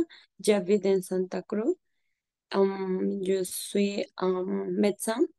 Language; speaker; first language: French; non-native, learner; Spanish